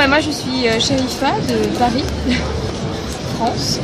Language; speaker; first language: French; native; French